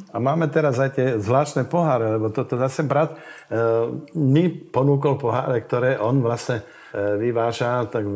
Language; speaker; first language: Slovak; native; Slovak